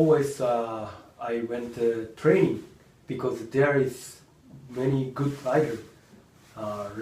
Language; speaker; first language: English; non-native, learner; Japanese